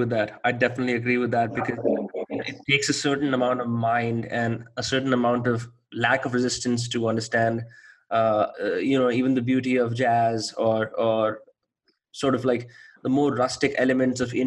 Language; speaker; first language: English; non-native, local second language; Hindi